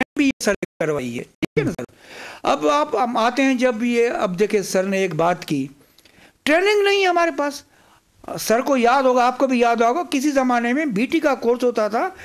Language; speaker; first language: Urdu; non-native, local second language; Sindhi